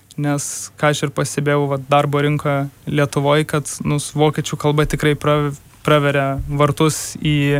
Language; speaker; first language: Lithuanian; early bilingual, heritage; German